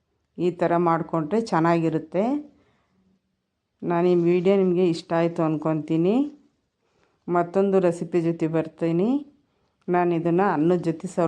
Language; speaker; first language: Kannada; native; Kannada